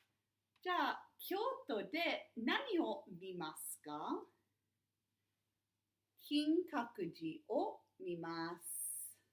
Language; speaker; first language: Japanese; non-native, fluent; English